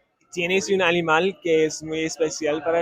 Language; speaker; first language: Spanish; non-native, learner; English